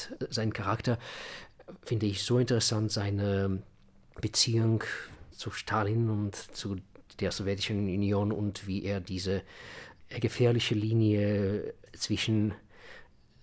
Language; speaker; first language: German; non-native, fluent; Russian